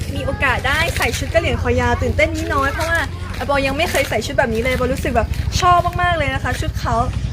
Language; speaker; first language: Thai; non-native, local second language; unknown